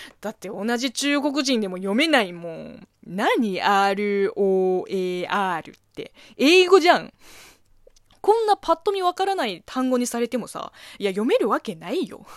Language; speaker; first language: Japanese; non-native, fluent; Chinese